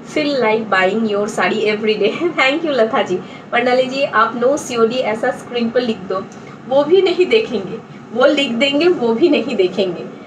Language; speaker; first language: Hindi; non-native, local second language; Bangla